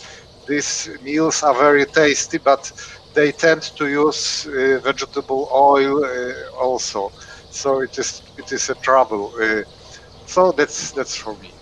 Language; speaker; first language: English; non-native, fluent; Polish